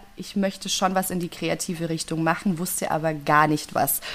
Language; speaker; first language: German; native; German